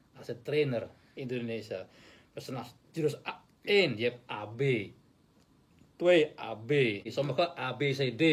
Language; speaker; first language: Dutch; non-native, learner; Indonesian